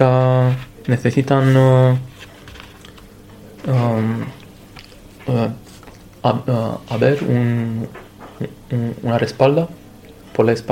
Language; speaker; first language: Spanish; non-native, fluent; Romanian